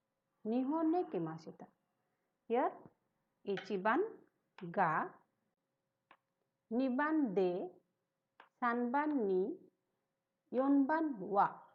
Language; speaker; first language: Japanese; non-native, fluent; Hindi